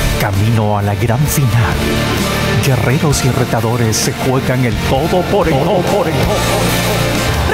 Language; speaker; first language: Spanish; native; Spanish